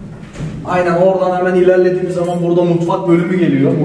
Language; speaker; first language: Turkish; native; Turkish